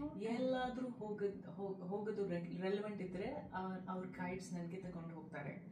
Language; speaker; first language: Kannada; non-native, local second language; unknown